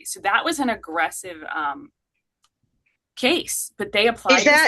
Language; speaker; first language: English; native; English